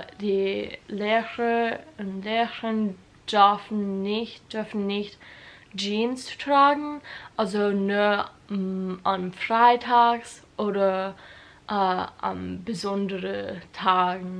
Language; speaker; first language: German; non-native, learner; English